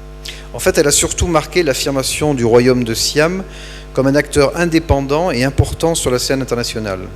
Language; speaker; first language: French; native; French